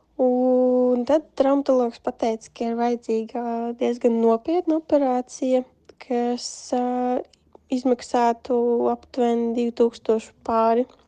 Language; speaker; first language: Latvian; native; Latvian